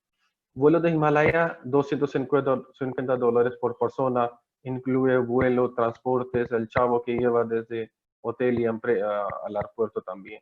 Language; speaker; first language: Spanish; non-native, learner; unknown